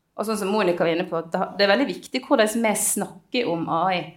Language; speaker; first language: Norwegian; native; Norwegian